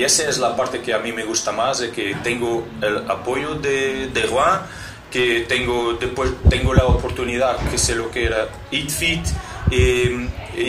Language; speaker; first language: Spanish; non-native, learner; Portuguese